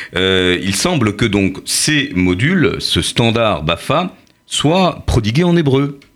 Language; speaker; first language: French; native; French